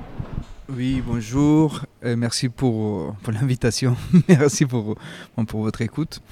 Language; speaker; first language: French; non-native, fluent; Spanish